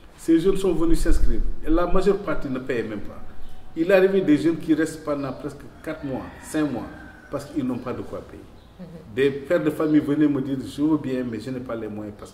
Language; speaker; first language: French; non-native, local second language; Wolof